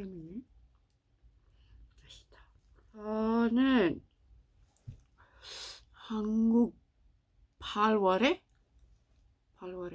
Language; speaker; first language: Korean; non-native, learner; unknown